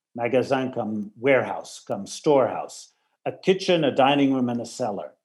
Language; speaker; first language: English; native; English